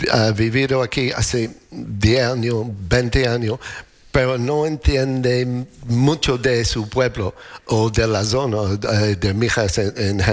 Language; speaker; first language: Spanish; non-native, learner; English